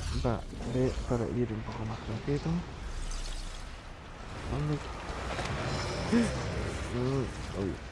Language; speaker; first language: Spanish; non-native, learner; French